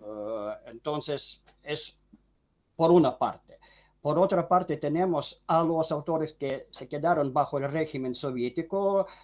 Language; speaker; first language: Spanish; non-native, fluent; Ukrainian